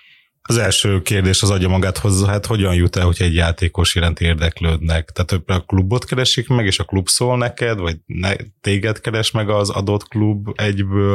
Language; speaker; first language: Hungarian; native; Hungarian